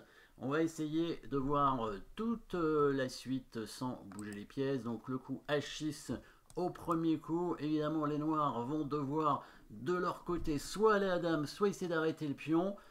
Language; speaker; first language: French; native; French